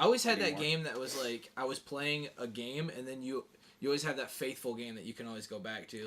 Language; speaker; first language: English; native; English